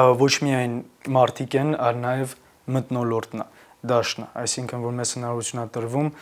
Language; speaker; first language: Armenian; native; Armenian